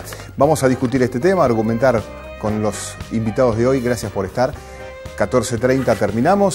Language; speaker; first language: Spanish; native; Spanish